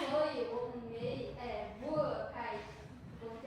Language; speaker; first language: Chinese; non-native, learner; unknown